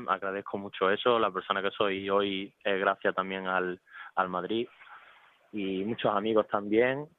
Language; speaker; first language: Spanish; early bilingual, other home language; English